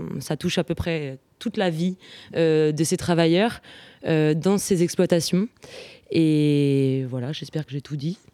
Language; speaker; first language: French; native; French